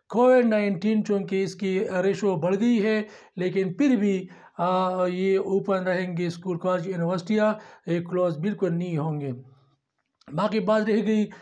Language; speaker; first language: Urdu; non-native, local second language; Pashto